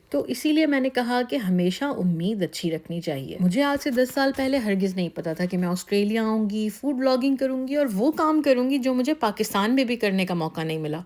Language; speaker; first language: Urdu; native; Urdu